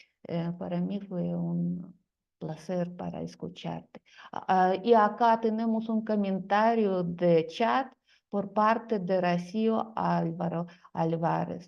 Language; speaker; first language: Spanish; non-native, fluent; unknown